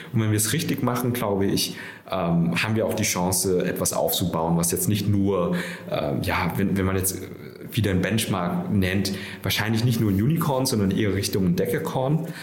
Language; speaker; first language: German; early bilingual, other home language; Vietnamese